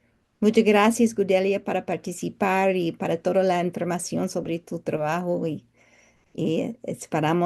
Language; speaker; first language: Spanish; non-native, learner; English